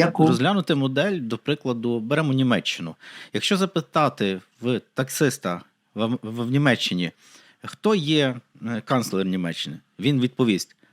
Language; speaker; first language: Ukrainian; native; Ukrainian